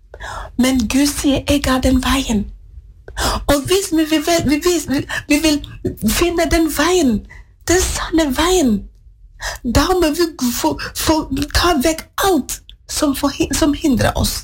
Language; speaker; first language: Norwegian; non-native, fluent; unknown